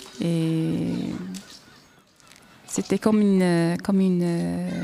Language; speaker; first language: French; non-native, learner; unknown